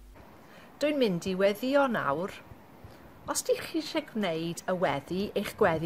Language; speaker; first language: Welsh; non-native, local second language; English